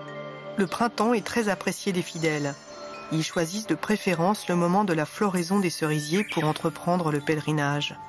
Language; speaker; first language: French; native; French